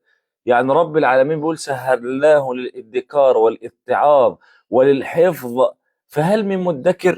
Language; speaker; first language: Arabic; native; Arabic